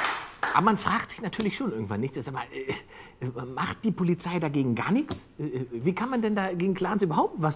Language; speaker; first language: German; native; German